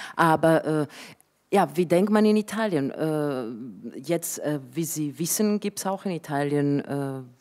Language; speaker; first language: German; non-native, fluent; Italian